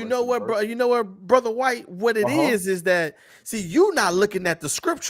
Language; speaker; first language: English; native; English